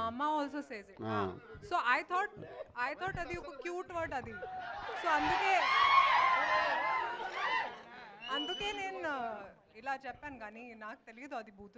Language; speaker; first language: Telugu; non-native, fluent; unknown